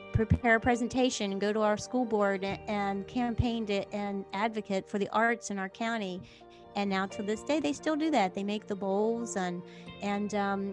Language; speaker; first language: English; native; English